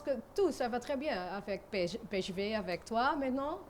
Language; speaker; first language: French; non-native, learner; Dutch